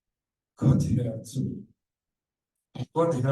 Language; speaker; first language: German; non-native, learner; Rundi